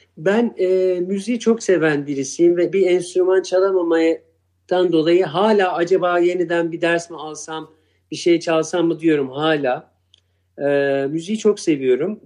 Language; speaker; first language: Turkish; native; Turkish